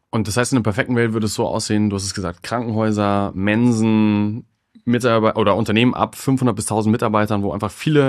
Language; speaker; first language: German; native; German